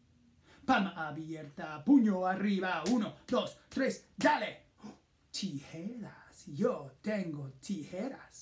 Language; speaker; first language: Spanish; non-native, fluent; English